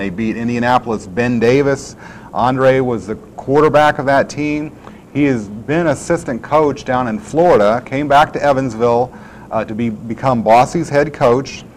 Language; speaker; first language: English; native; English